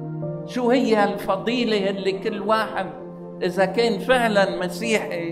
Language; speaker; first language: Arabic; native; Arabic